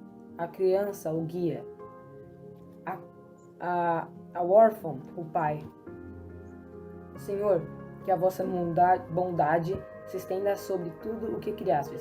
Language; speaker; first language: Portuguese; native; Portuguese